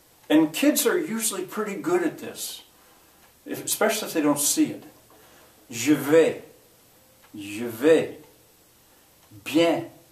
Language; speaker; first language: English; native; English